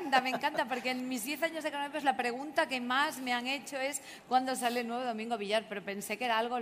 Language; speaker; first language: Spanish; native; Spanish